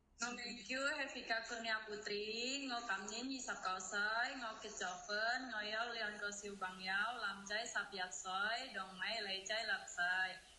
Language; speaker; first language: Cantonese; non-native, learner; Indonesian